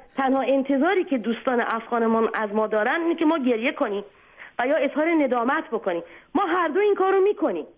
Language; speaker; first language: Persian; native; Persian